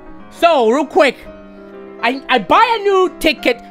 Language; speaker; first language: English; non-native, fluent; Spanish